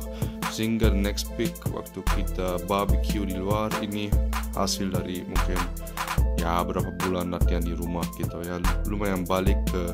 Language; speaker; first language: Indonesian; early bilingual, heritage; Indonesian